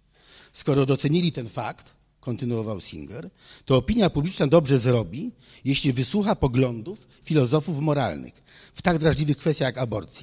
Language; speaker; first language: Polish; native; Polish